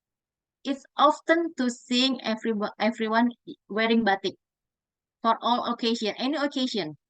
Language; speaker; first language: English; non-native, fluent; Indonesian